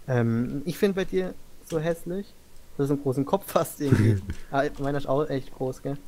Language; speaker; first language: German; native; German